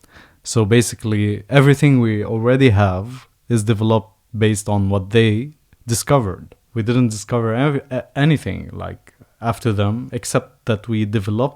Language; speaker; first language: English; non-native, fluent; Arabic